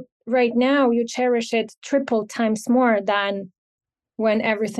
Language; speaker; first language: English; non-native, fluent; Ukrainian